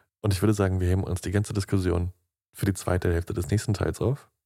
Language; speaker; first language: German; native; German